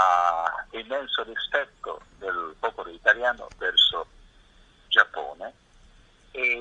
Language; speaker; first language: Italian; non-native, fluent; Japanese